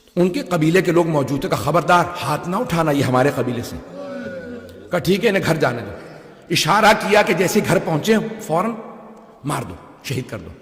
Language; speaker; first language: Urdu; native; Urdu